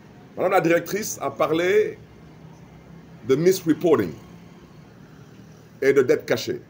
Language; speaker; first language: French; non-native, local second language; Wolof